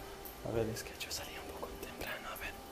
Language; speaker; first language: Spanish; early bilingual, other home language; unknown